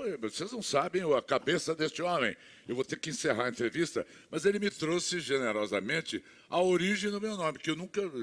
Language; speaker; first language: Portuguese; native; Portuguese